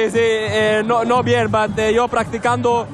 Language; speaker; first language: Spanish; non-native, learner; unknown